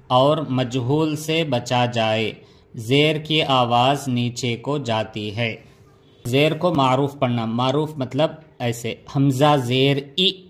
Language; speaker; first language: Urdu; native; Urdu